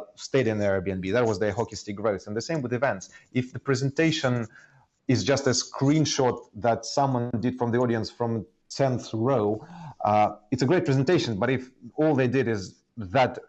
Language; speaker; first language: English; non-native, fluent; Estonian